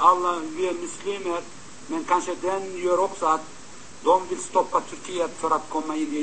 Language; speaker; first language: Swedish; non-native, learner; Turkish